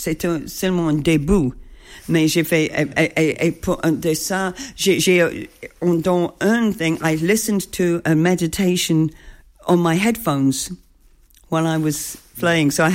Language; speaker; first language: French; non-native, learner; English